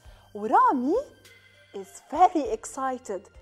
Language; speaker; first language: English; non-native, fluent; Arabic